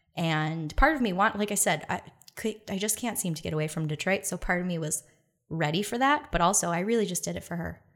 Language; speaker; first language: English; native; English